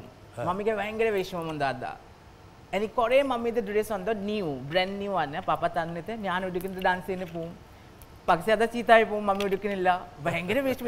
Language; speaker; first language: Malayalam; non-native, local second language; Assamese